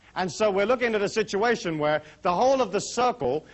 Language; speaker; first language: English; native; English